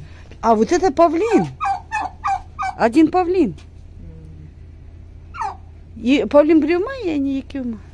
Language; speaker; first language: Russian; native; Russian